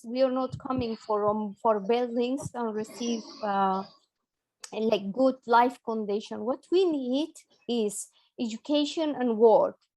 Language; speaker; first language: English; non-native, fluent; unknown